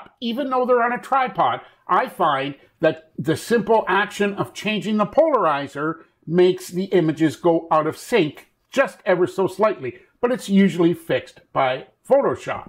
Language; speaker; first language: English; native; English